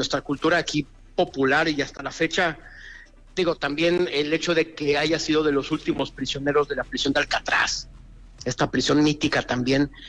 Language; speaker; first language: Spanish; native; Spanish